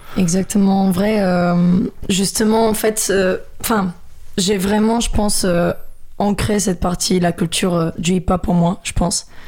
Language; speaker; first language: French; non-native, fluent; Portuguese